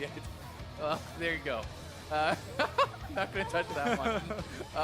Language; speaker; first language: English; native; English